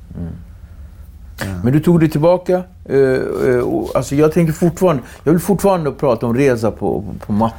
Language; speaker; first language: Swedish; native; Swedish